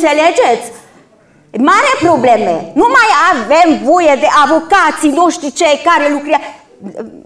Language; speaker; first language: Romanian; non-native, local second language; Hungarian